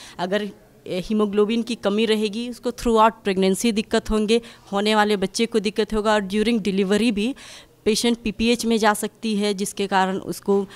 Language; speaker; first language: Hindi; native; Hindi